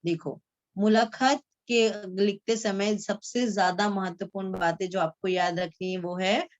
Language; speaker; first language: Hindi; non-native, local second language; Marathi